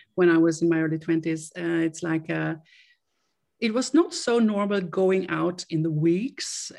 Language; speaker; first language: English; non-native, fluent; Swedish